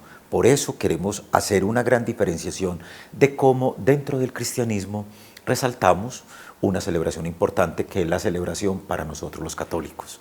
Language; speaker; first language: Spanish; native; Spanish